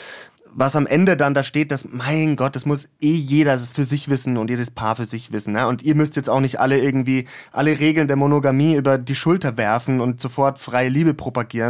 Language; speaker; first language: German; native; German